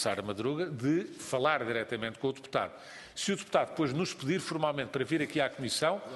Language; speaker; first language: Portuguese; native; Portuguese